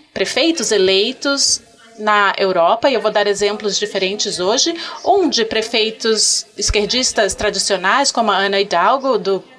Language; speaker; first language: Portuguese; non-native, fluent; French